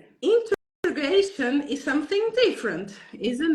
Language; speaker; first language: English; non-native, learner; Portuguese